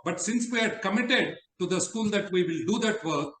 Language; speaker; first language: English; non-native, local second language; Telugu